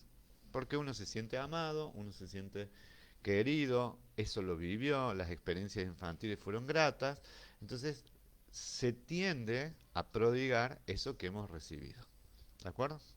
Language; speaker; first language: Spanish; native; Spanish